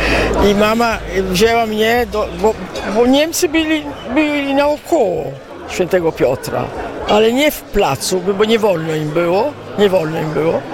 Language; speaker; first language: Polish; early bilingual, heritage; Italian